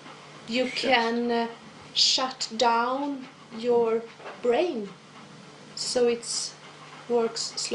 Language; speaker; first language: English; non-native, fluent; Swedish